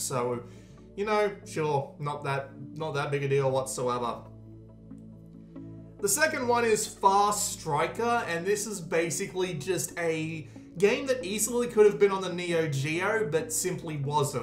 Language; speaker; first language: English; native; English